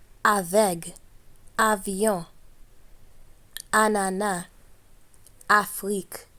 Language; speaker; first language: Haitian Creole; early bilingual, heritage; Haitian Creole